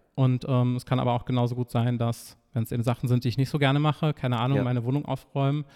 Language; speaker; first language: German; native; German